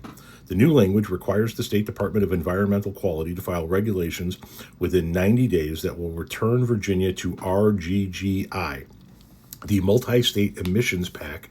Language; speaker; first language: English; native; English